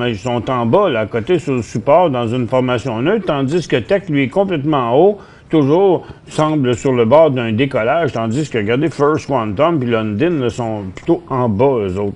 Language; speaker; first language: French; native; French